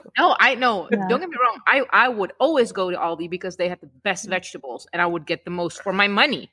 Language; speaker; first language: English; non-native, fluent; Czech